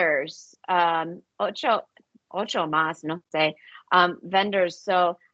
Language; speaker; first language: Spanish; non-native, learner; English